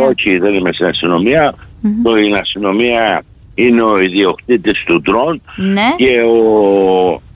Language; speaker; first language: Greek; native; Greek